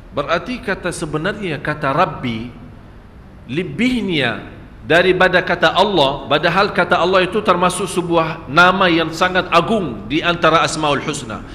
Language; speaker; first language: Malay; non-native, fluent; Arabic